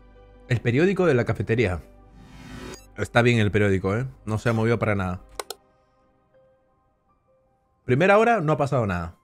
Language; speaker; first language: Spanish; native; Spanish